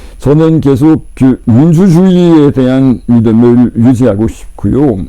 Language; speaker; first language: Korean; non-native, fluent; French